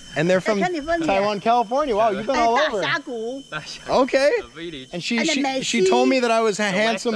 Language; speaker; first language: English; native; English